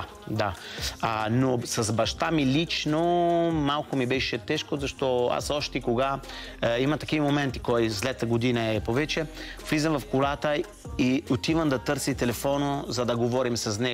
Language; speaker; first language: Bulgarian; non-native, fluent; Italian